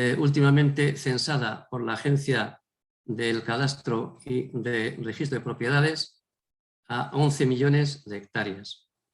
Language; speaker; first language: Spanish; non-native, fluent; Arabic